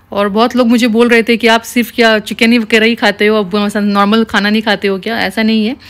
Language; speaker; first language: Hindi; native; Hindi